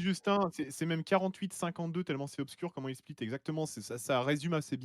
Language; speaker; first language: French; native; French